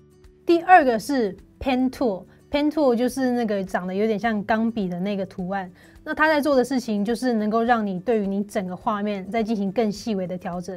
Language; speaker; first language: Chinese; native; Chinese